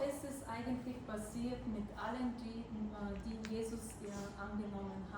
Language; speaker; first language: German; non-native, fluent; Bulgarian